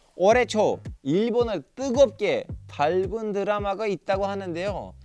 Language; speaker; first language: Korean; non-native, fluent; Turkish